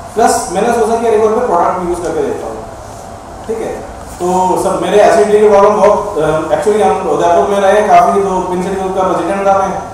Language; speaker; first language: Hindi; native; Hindi